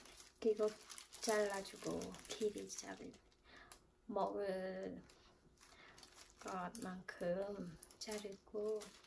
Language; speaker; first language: Korean; non-native, fluent; Khmer